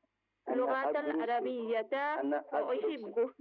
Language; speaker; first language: Arabic; non-native, learner; Bangla